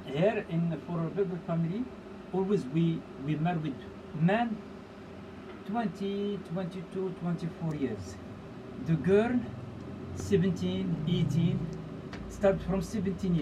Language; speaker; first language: English; non-native, learner; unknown